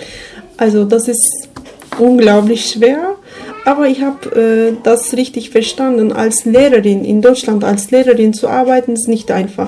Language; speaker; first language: German; non-native, learner; Turkish